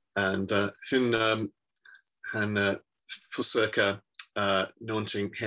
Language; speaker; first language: Norwegian; non-native, learner; English